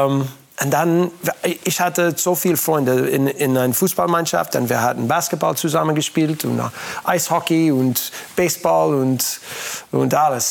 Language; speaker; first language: German; non-native, learner; English